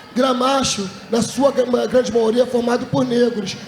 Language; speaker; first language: Portuguese; native; Portuguese